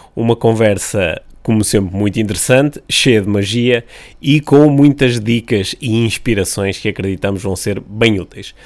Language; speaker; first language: Portuguese; native; Portuguese